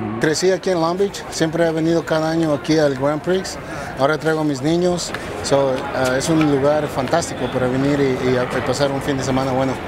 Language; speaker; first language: Spanish; early bilingual, heritage; Spanish